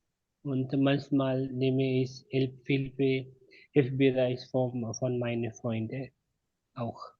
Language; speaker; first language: German; non-native, learner; Hindi